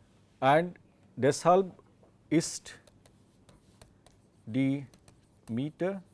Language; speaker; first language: German; non-native, fluent; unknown